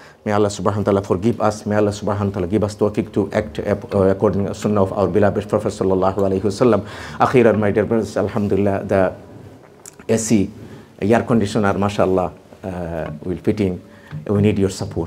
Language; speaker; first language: English; non-native, local second language; Bangla